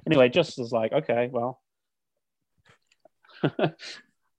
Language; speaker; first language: English; native; English